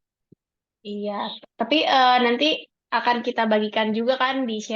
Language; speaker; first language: Indonesian; native; Indonesian